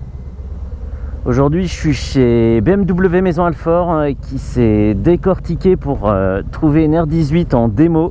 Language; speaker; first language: French; native; French